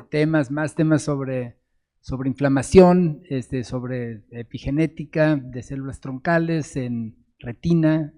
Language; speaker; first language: Spanish; native; Spanish